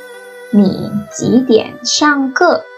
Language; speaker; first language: Chinese; non-native, fluent; Indonesian